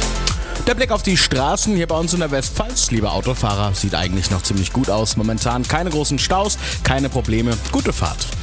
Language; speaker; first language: German; native; German